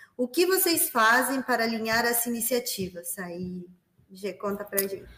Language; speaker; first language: Portuguese; non-native, fluent; Spanish